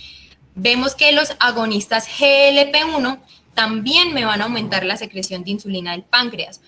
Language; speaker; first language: Spanish; native; Spanish